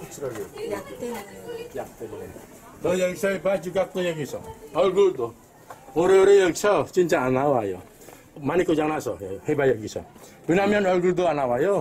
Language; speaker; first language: Korean; non-native, learner; Indonesian